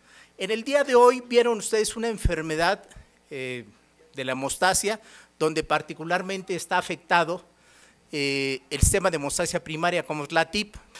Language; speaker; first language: Spanish; native; Spanish